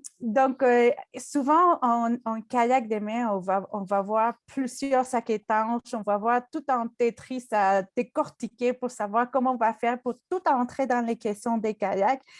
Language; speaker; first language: French; non-native, fluent; Spanish